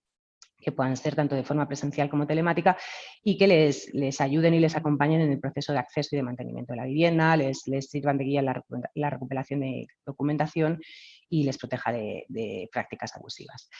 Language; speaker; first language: Spanish; native; Spanish